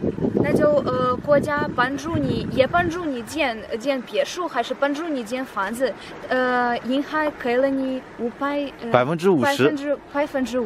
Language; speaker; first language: Chinese; non-native, fluent; Russian